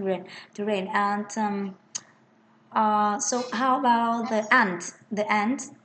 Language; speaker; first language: English; non-native, fluent; Vietnamese